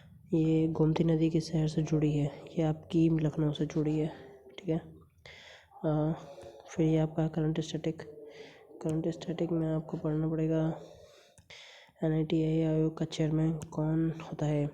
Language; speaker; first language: Hindi; native; Hindi